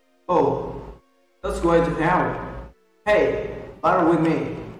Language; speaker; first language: English; non-native, learner; Vietnamese